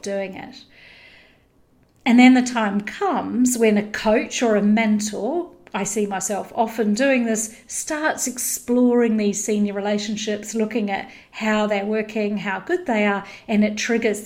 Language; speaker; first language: English; native; English